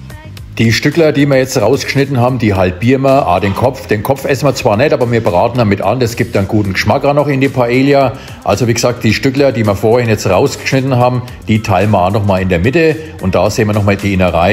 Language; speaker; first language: German; native; German